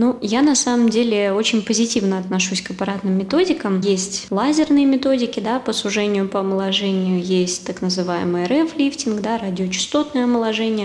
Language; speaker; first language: Russian; native; Russian